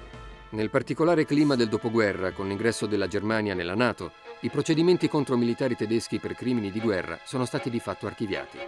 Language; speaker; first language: Italian; native; Italian